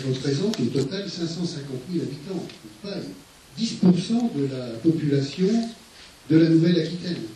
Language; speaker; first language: French; native; French